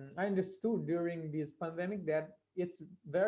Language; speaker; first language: English; non-native, fluent; Italian